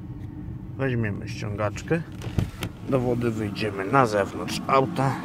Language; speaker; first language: Polish; native; Polish